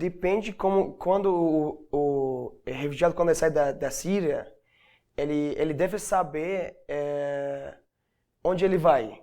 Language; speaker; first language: Portuguese; non-native, learner; Arabic